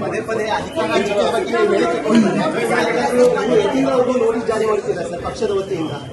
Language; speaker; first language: Kannada; native; Kannada